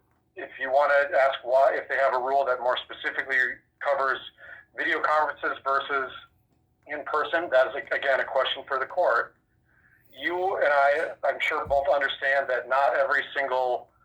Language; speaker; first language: English; native; English